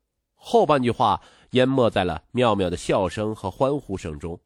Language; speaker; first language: Chinese; native; Chinese